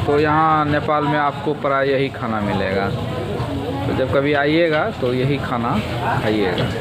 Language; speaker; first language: Hindi; native; Hindi